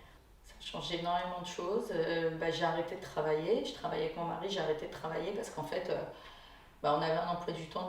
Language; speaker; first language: French; native; French